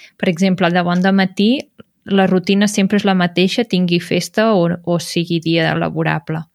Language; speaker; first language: Catalan; native; Catalan